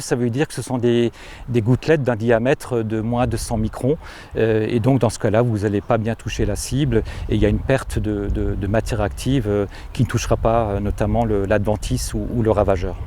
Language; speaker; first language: French; native; French